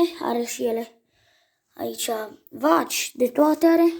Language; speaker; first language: Romanian; native; Romanian